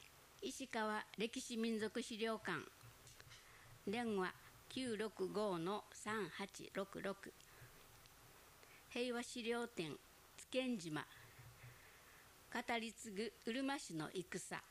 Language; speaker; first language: Japanese; native; Japanese